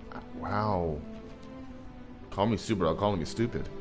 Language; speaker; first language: English; native; English